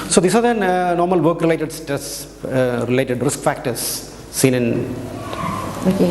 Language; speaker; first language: English; non-native, local second language; Malayalam